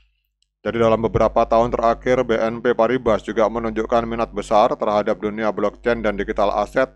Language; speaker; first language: Indonesian; native; Indonesian